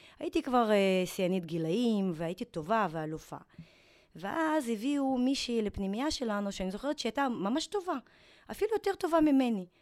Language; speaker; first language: Hebrew; non-native, fluent; Russian